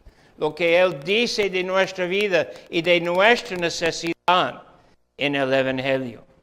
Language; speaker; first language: Spanish; non-native, fluent; English